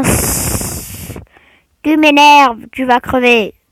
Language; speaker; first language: French; native; French